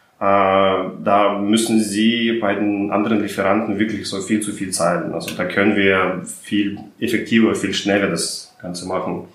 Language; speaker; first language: German; non-native, fluent; Russian